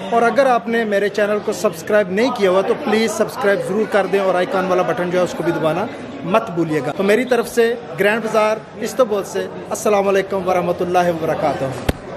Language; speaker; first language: Urdu; non-native, local second language; Punjabi